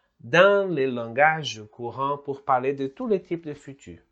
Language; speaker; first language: French; non-native, learner; Portuguese